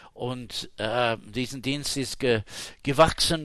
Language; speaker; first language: German; non-native, fluent; English